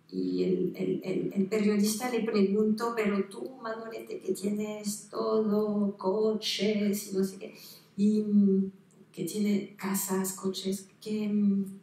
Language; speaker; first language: Spanish; non-native, fluent; French